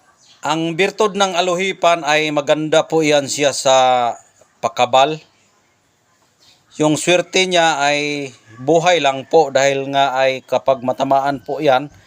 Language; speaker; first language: Filipino; non-native, local second language; Cebuano